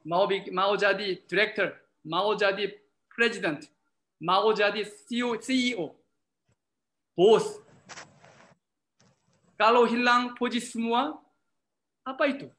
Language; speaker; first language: Indonesian; non-native, learner; Korean